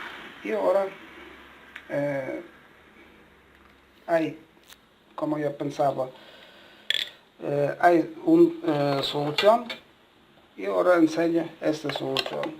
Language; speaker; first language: Spanish; non-native, learner; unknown